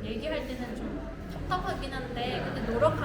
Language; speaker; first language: Korean; non-native, fluent; Vietnamese